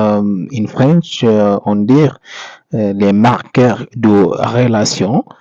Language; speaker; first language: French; non-native, fluent; Amharic